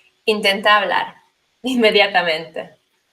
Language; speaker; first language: Spanish; non-native, fluent; Polish